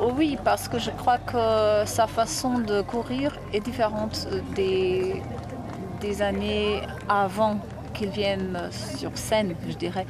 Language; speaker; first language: French; non-native, fluent; Slovenian